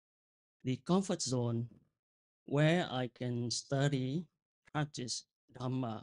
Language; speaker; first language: English; non-native, fluent; Vietnamese